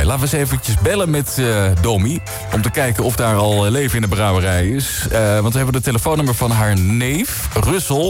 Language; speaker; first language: Dutch; native; Dutch